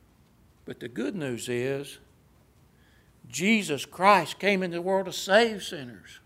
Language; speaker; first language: English; native; English